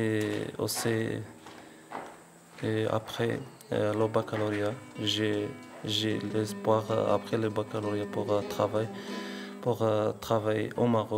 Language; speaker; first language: French; non-native, learner; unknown